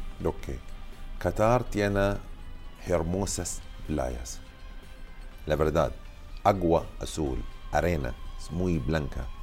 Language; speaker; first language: Spanish; non-native, learner; Arabic